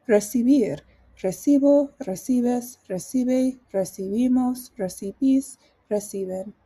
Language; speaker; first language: Spanish; non-native, learner; English